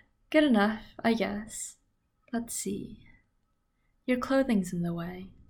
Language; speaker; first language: English; early bilingual, other home language; Korean